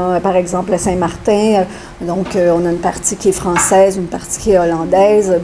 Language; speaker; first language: French; native; French